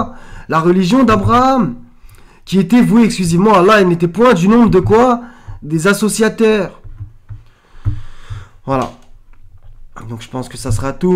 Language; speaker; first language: French; native; French